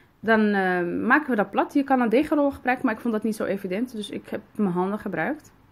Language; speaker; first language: Dutch; early bilingual, other home language; Arabic